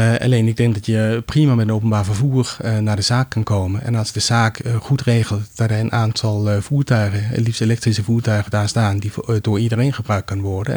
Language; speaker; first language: Dutch; non-native, fluent; Danish